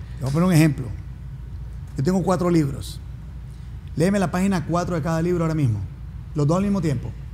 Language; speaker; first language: Spanish; native; Spanish